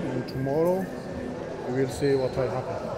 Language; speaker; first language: English; non-native, learner; Georgian